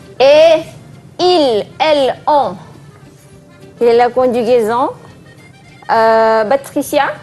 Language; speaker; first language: French; non-native, fluent; Malay